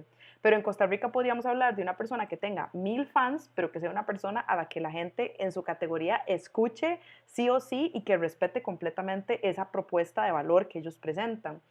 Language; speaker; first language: Spanish; native; Spanish